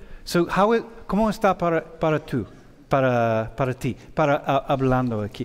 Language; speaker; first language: Spanish; non-native, fluent; English